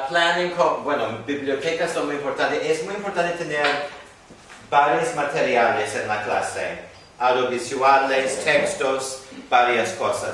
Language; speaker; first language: Spanish; non-native, fluent; English